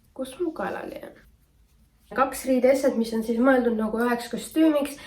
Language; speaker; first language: Estonian; native; Estonian